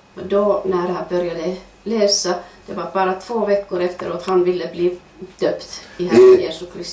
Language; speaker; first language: Swedish; non-native, fluent; Finnish